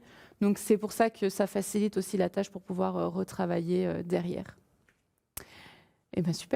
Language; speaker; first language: French; native; French